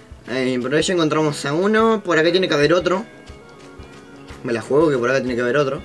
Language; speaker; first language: Spanish; native; Spanish